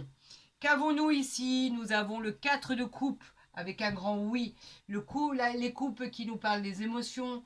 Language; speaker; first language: French; native; French